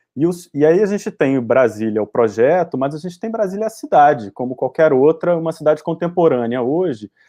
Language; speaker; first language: Portuguese; native; Portuguese